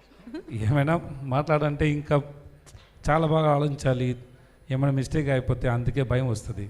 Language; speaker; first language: Telugu; non-native, learner; Tamil